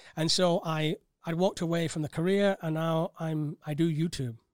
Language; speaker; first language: English; native; English